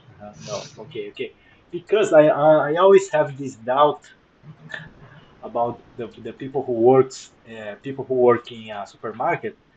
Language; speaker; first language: English; non-native, fluent; Portuguese